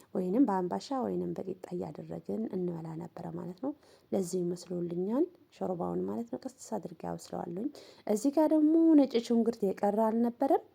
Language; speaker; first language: Amharic; non-native, local second language; Tigrinya